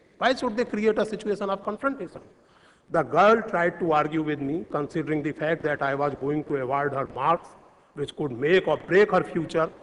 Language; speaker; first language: English; non-native, local second language; Hindi